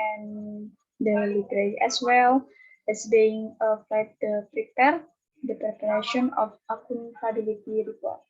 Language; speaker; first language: English; non-native, learner; Indonesian